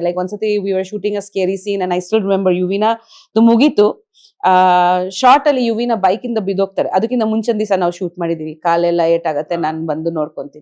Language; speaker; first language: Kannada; non-native, fluent; Bangla